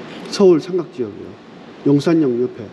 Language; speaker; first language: Korean; native; Korean